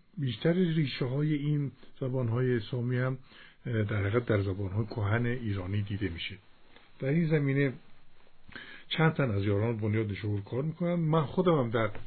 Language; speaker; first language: Persian; native; Persian